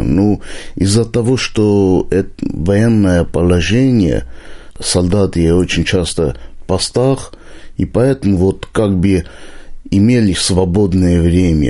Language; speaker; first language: Russian; non-native, local second language; Armenian